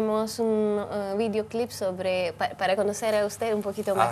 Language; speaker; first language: Spanish; non-native, fluent; Turkish